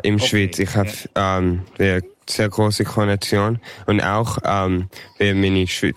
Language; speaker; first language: German; early bilingual, heritage; English